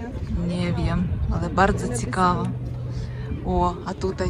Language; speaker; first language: Polish; non-native, learner; Russian